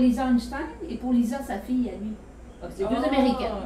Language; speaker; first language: French; native; French